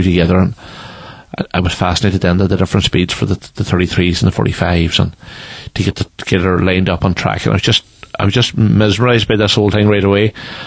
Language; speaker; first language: English; native; English